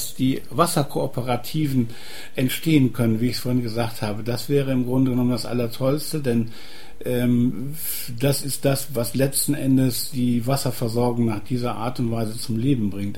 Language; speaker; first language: German; native; German